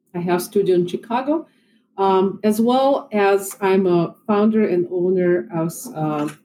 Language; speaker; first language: English; non-native, fluent; Russian